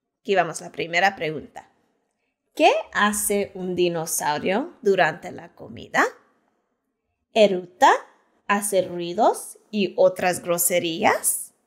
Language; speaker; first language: Spanish; early bilingual, heritage; Spanish